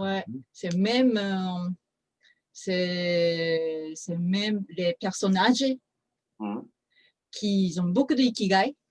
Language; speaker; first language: French; non-native, fluent; Japanese